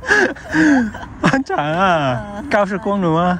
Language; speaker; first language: Chinese; non-native, learner; Korean